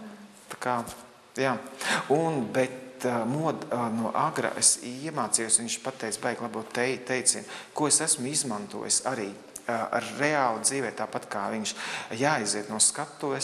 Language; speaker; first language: Latvian; native; Latvian